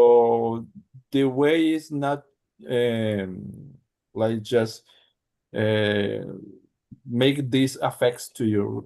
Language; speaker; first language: English; non-native, learner; Spanish